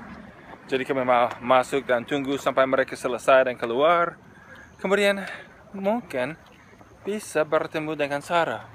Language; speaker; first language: Indonesian; non-native, fluent; English